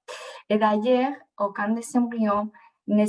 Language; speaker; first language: French; non-native, fluent; Spanish